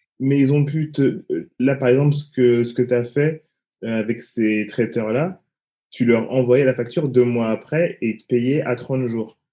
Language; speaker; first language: French; native; French